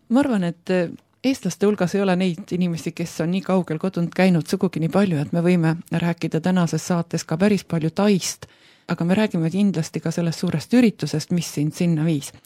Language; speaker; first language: Estonian; native; Estonian